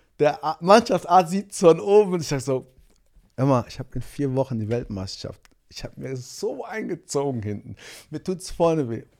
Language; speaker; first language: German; early bilingual, other home language; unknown